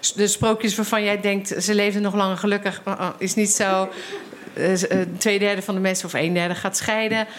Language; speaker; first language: Dutch; native; Dutch